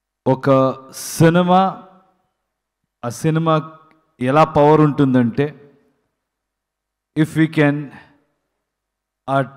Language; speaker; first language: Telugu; non-native, learner; Kannada